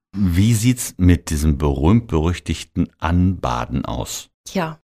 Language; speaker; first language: German; native; German